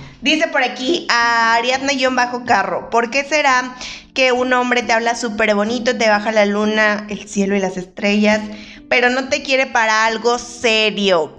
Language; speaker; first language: Spanish; native; Spanish